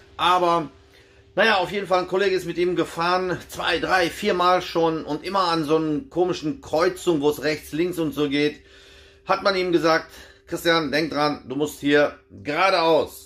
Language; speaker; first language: German; native; German